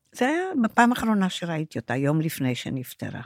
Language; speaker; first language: Hebrew; non-native, fluent; Romanian